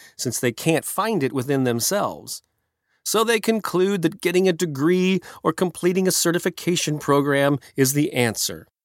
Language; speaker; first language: English; native; English